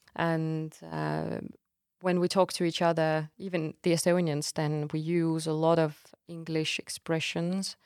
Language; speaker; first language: English; non-native, fluent; Estonian